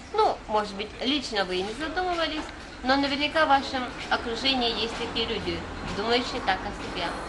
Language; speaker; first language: Russian; native; Russian